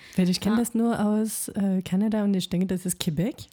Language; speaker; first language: German; non-native, fluent; French